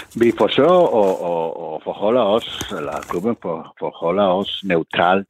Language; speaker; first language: Danish; non-native, fluent; Catalan